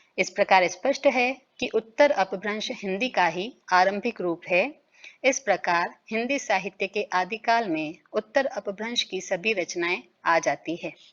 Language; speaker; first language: Hindi; native; Hindi